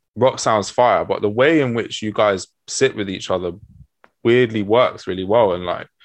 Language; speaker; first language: English; native; English